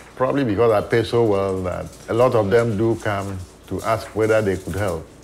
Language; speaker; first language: English; non-native, local second language; Ewe